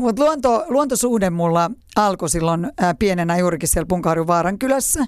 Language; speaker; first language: Finnish; native; Finnish